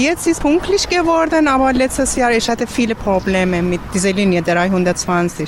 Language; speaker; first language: German; non-native, learner; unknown